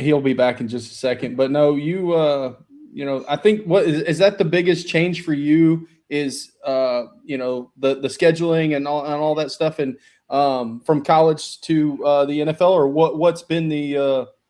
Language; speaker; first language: English; native; English